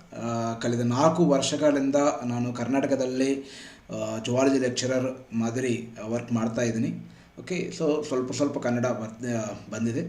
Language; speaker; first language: Kannada; non-native, fluent; Telugu